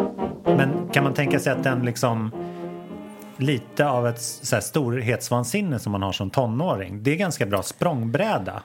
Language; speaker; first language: Swedish; native; Swedish